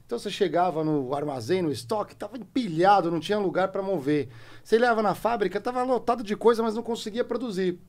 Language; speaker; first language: Portuguese; native; Portuguese